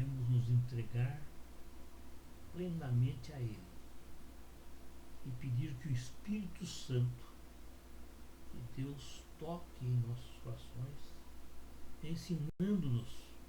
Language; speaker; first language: Portuguese; native; Portuguese